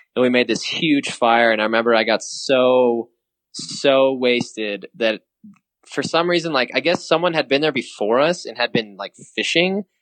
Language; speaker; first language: English; native; English